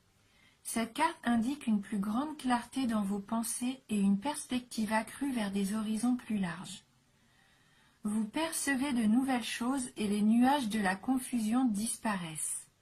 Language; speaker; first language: French; native; French